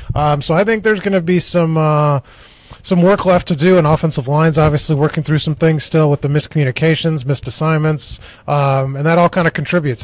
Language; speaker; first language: English; native; English